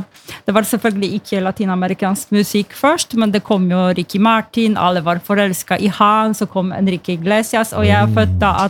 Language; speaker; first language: Norwegian; non-native, fluent; Polish